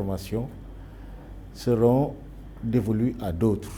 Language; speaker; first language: French; non-native, local second language; Wolof